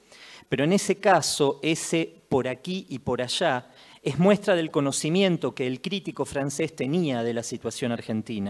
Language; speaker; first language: Spanish; native; Spanish